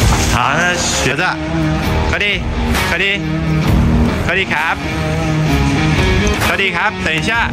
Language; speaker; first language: Chinese; non-native, fluent; Thai